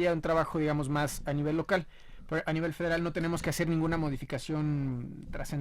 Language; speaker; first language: Spanish; native; Spanish